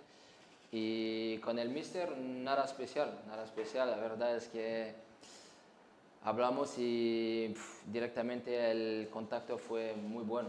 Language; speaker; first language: Spanish; non-native, learner; French